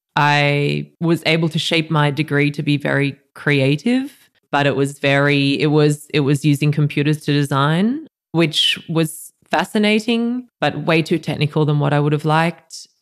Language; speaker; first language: English; native; English